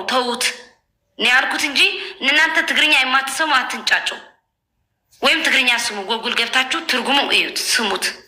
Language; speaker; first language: Amharic; non-native, local second language; Tigrinya